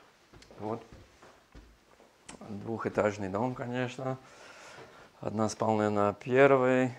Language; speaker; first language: Russian; non-native, learner; English